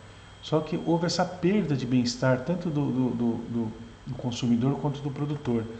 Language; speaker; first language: Portuguese; native; Portuguese